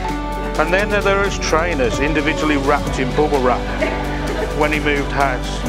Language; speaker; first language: English; native; English